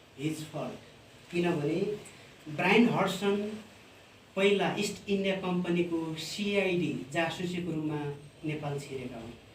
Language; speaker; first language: Nepali; non-native, local second language; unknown